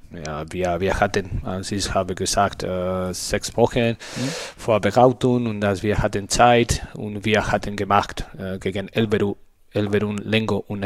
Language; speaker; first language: German; non-native, learner; Spanish